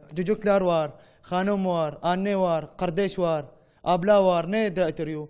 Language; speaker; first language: Turkish; non-native, learner; Arabic